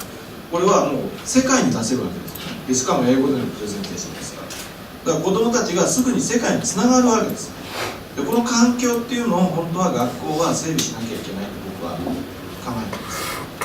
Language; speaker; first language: Japanese; native; Japanese